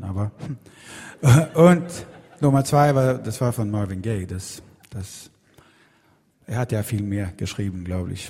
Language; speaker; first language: German; non-native, learner; Swedish